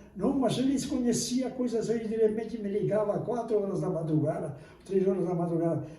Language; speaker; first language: Portuguese; non-native, fluent; Czech